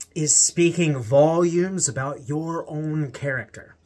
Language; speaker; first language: English; native; English